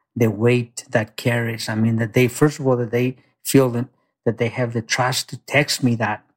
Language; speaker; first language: English; early bilingual, other home language; Spanish